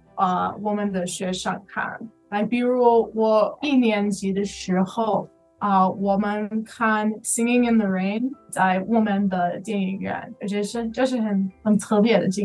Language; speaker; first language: Chinese; non-native, learner; English